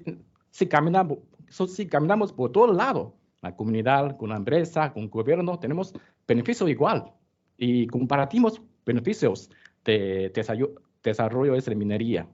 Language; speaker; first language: Spanish; non-native, learner; Chinese